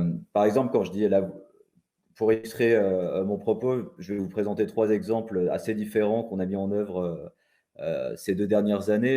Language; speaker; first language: French; native; French